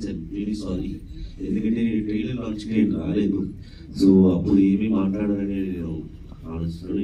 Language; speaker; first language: Telugu; non-native, learner; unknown